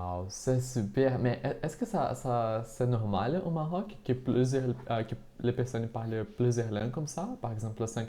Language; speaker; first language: French; non-native, fluent; Portuguese